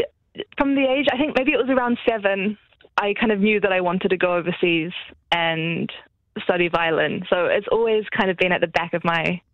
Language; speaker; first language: English; native; English